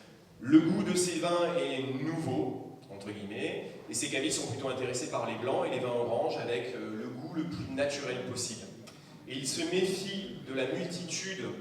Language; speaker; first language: French; native; French